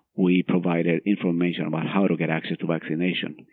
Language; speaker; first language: English; non-native, fluent; Spanish